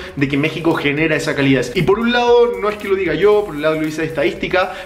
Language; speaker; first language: Spanish; native; Spanish